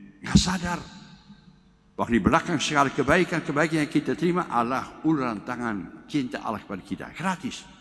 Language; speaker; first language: Malay; non-native, fluent; Dutch